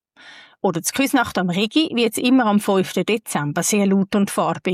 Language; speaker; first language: German; native; German